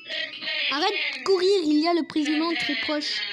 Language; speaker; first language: French; native; French